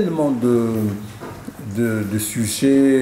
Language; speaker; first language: French; non-native, local second language; Arabic